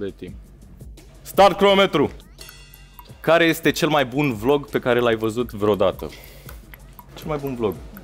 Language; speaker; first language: Romanian; native; Romanian